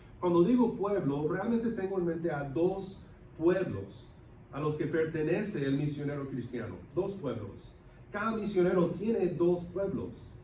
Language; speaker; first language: Spanish; non-native, local second language; English